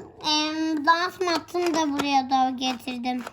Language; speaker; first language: Turkish; native; Turkish